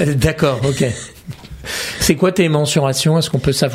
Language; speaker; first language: French; native; French